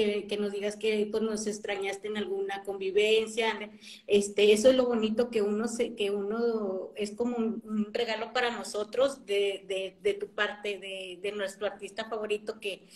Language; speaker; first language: Spanish; native; Spanish